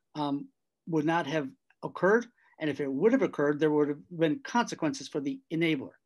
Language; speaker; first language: English; native; English